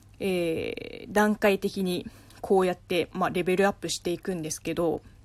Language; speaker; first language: Japanese; non-native, fluent; Chinese